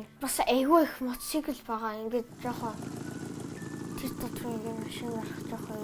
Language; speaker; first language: Mongolian; early bilingual, heritage; Mongolian